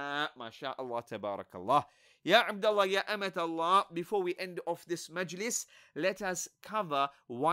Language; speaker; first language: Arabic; non-native, fluent; English